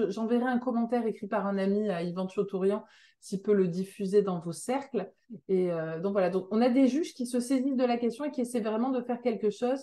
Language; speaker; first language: French; native; French